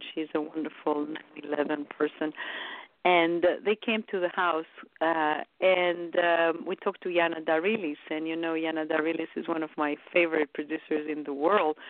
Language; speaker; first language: English; early bilingual, other home language; Romanian